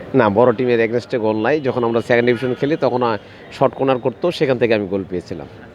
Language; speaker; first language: Bangla; native; Bangla